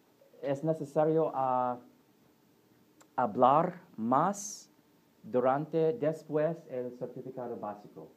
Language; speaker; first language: Spanish; non-native, learner; English